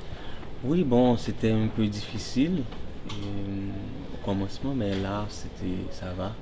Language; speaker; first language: French; non-native, local second language; Haitian Creole